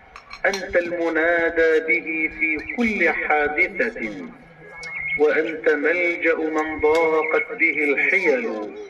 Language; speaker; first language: Arabic; native; Arabic